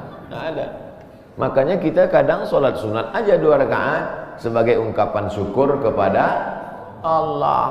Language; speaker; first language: Malay; native; Malay